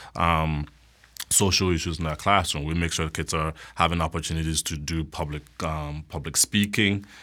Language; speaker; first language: English; non-native, local second language; Akan